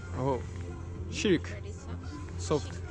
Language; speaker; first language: English; non-native, learner; Korean